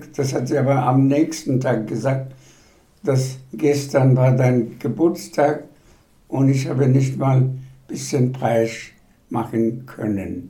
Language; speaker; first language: German; non-native, fluent; Bangla